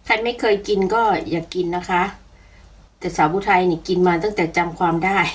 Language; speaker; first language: Thai; non-native, local second language; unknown